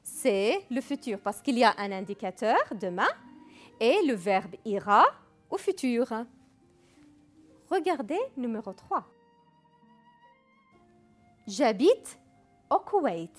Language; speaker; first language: French; non-native, fluent; Arabic